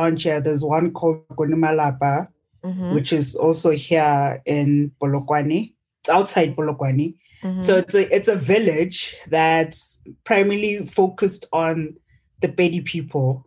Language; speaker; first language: English; non-native, local second language; Northern Sotho